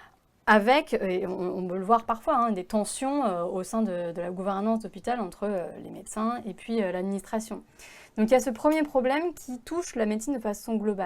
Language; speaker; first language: French; native; French